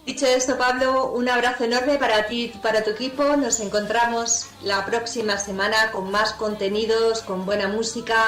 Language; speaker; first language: Spanish; native; Spanish